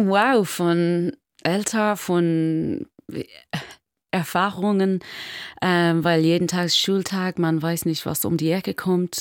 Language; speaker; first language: German; non-native, learner; English